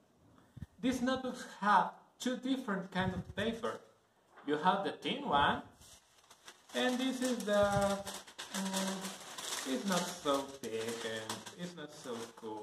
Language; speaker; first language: English; non-native, learner; Spanish